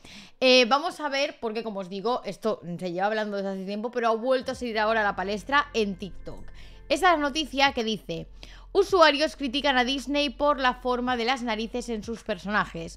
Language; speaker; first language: Spanish; native; Spanish